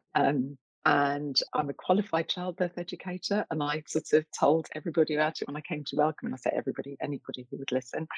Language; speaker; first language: English; native; English